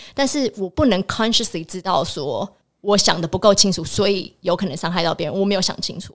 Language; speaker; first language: Chinese; early bilingual, heritage; Chinese